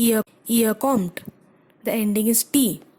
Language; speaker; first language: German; non-native, fluent; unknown